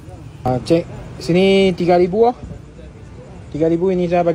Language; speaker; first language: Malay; non-native, local second language; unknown